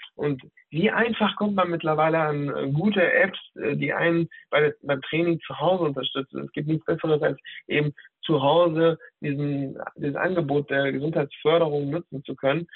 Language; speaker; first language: German; native; German